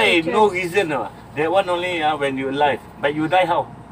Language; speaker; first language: English; non-native, local second language; Malay